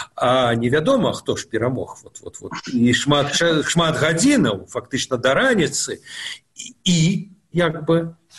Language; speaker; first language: Belarusian; non-native, local second language; Russian